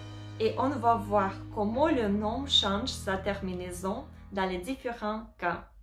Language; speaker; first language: French; non-native, fluent; Russian